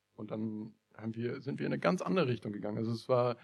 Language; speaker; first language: German; native; German